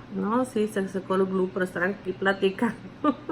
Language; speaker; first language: Spanish; early bilingual, heritage; Spanish